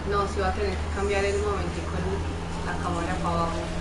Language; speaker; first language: Spanish; native; Spanish